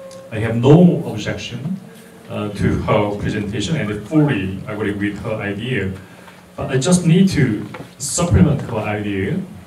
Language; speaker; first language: English; non-native, fluent; Korean